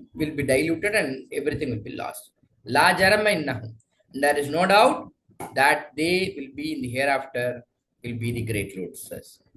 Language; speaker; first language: English; non-native, local second language; Tamil